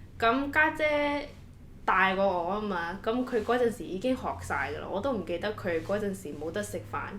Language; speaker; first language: Cantonese; early bilingual, heritage; Cantonese